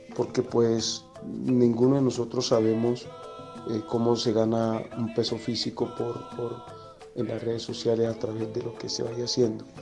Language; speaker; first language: Spanish; native; Spanish